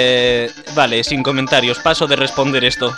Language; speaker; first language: Spanish; native; Spanish